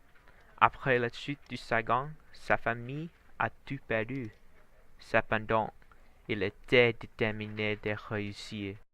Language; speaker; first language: French; non-native, learner; Vietnamese